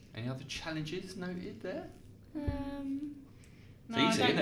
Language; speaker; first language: English; native; English